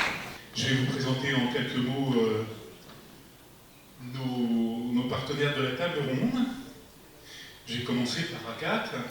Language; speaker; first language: French; native; French